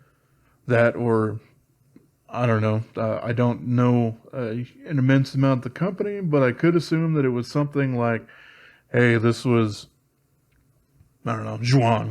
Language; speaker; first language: English; native; English